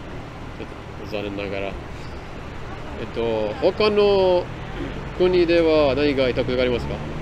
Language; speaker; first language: Japanese; non-native, learner; Khmer